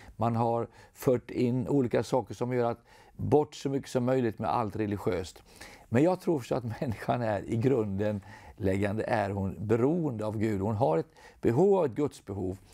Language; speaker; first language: Swedish; native; Swedish